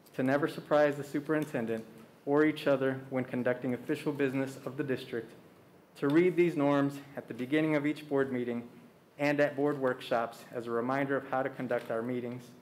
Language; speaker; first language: English; early bilingual, other home language; Spanish